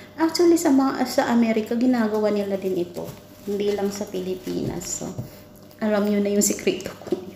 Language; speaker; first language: Filipino; non-native, local second language; Cebuano